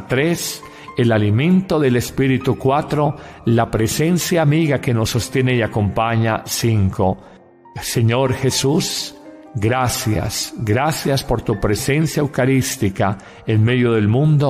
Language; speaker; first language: Spanish; native; Spanish